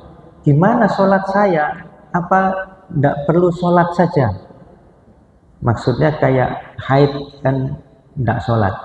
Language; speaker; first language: Indonesian; non-native, local second language; Javanese